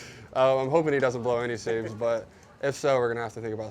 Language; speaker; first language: English; native; English